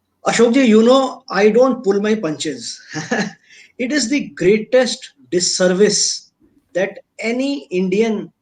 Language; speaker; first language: English; non-native, local second language; Hindi